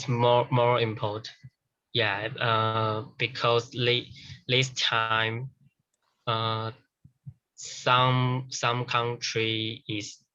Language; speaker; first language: English; non-native, learner; Chinese